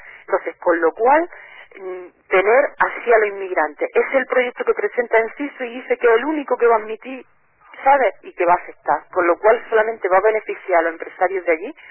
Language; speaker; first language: Spanish; native; Spanish